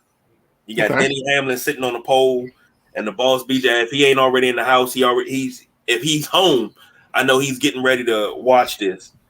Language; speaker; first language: English; native; English